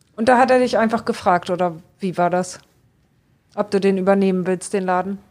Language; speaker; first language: German; native; German